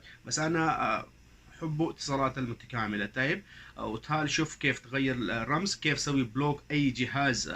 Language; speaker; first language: Arabic; non-native, learner; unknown